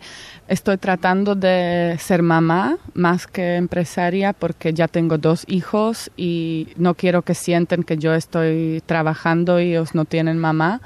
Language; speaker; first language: Spanish; non-native, fluent; Slovak